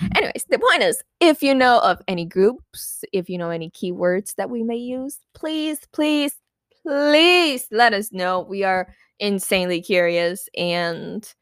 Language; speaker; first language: English; non-native, fluent; Spanish